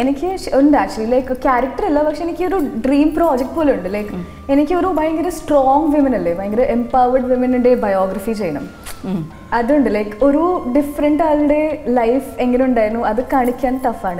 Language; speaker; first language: Malayalam; non-native, local second language; Hindi